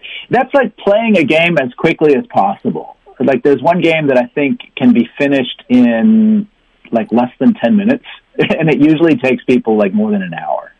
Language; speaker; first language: English; native; English